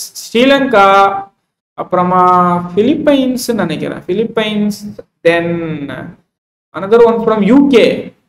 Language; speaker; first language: English; non-native, local second language; Tamil